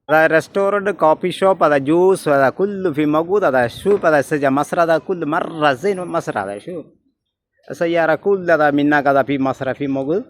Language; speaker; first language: Arabic; non-native, learner; Malayalam